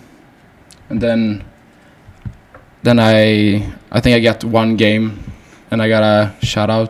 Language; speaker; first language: English; non-native, fluent; Swedish